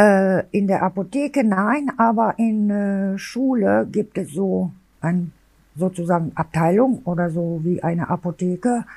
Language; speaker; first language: German; non-native, local second language; Albanian